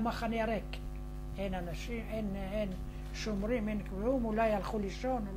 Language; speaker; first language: Hebrew; non-native, fluent; Arabic